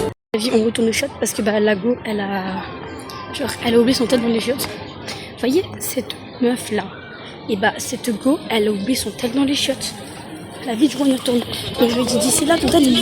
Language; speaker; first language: French; native; French